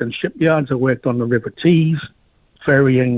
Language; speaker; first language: English; native; English